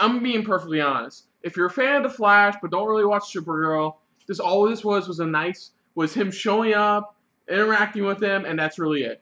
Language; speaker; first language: English; native; English